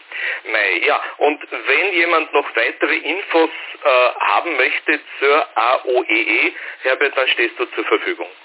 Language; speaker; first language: German; native; German